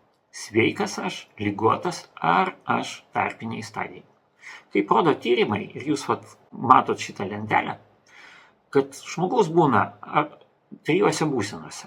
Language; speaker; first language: Lithuanian; non-native, local second language; Russian